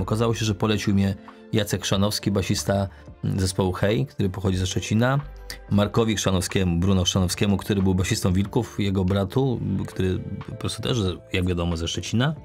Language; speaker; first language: Polish; native; Polish